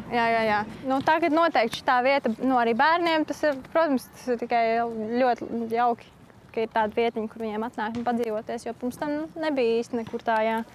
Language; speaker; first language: Latvian; native; Latvian